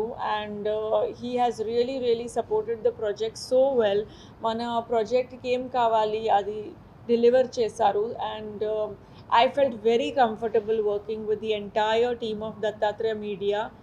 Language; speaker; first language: Telugu; non-native, learner; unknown